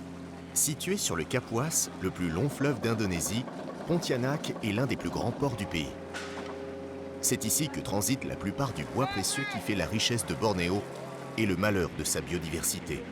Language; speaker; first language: French; native; French